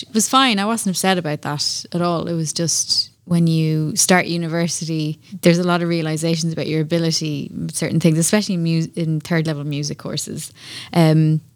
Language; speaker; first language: English; native; English